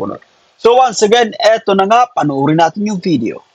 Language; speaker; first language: Filipino; native; Filipino